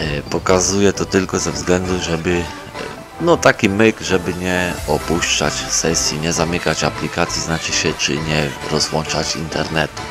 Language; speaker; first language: Polish; native; Polish